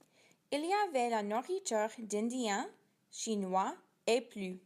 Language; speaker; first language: French; non-native, learner; English